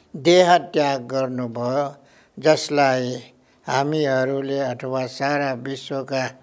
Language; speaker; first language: Nepali; non-native, local second language; Newari